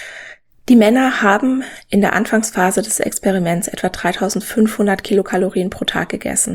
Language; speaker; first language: German; native; German